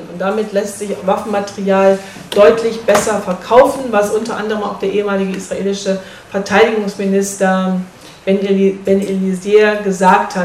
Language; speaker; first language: German; native; German